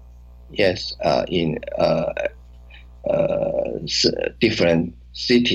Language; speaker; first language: English; non-native, learner; Chinese